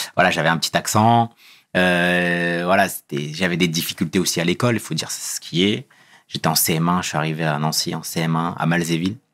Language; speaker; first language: French; early bilingual, other home language; Kabyle